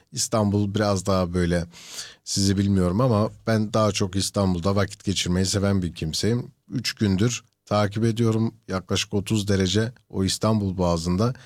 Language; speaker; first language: Turkish; early bilingual, heritage; Turkish